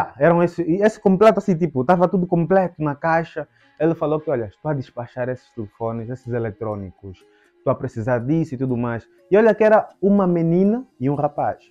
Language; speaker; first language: Portuguese; native; Portuguese